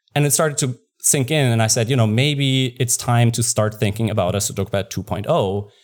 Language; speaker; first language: English; non-native, fluent; German